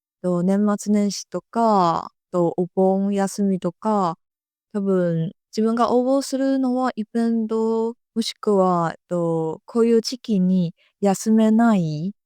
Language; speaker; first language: Japanese; non-native, fluent; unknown